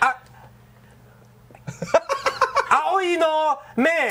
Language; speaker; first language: Japanese; non-native, learner; Chinese